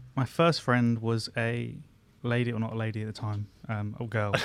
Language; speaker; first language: English; native; English